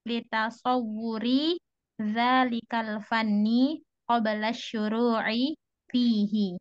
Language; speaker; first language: Arabic; non-native, learner; Indonesian